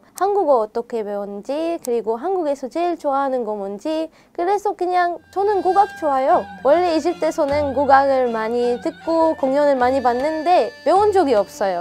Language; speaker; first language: Korean; non-native, fluent; Arabic